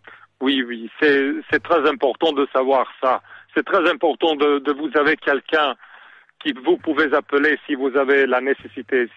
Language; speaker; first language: French; non-native, learner; Serbian